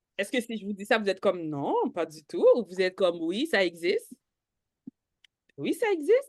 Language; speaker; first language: French; native; French